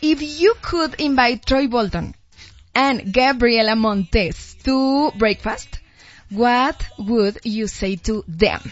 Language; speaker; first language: English; non-native, learner; Spanish